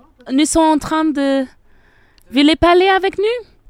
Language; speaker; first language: French; non-native, learner; English